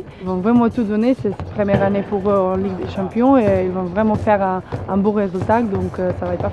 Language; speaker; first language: French; non-native, fluent; Slovenian